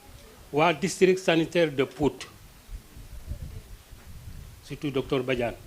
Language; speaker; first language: French; non-native, local second language; Wolof